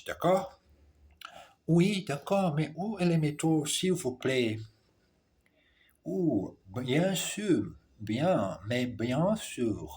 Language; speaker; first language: French; non-native, learner; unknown